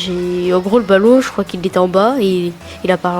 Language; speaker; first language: French; native; French